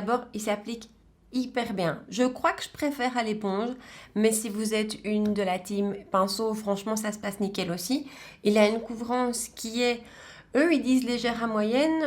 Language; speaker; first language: French; native; French